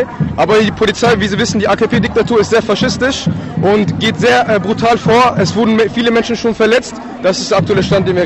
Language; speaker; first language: German; early bilingual, other home language; Turkish